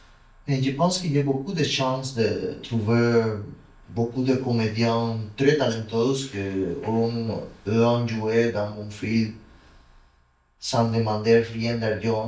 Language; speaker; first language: French; non-native, learner; Spanish